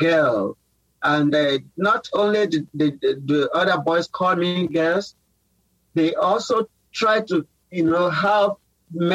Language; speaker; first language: English; non-native, local second language; Yoruba